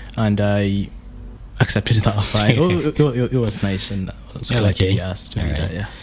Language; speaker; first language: English; non-native, local second language; Hausa